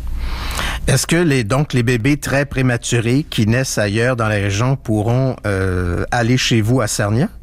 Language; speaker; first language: French; native; French